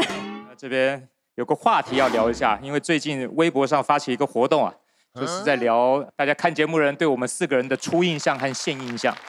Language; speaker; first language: Chinese; native; Chinese